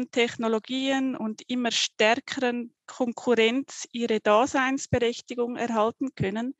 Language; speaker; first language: German; native; German